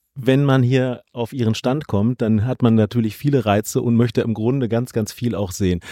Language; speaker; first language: German; native; German